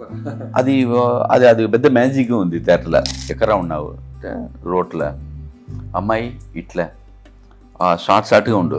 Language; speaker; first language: Telugu; non-native, learner; Tamil